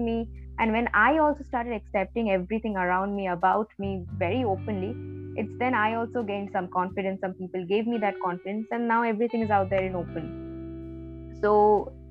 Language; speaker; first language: English; non-native, local second language; Bangla